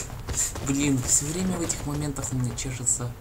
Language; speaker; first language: Russian; native; Russian